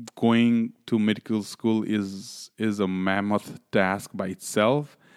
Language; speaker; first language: English; non-native, local second language; Nepali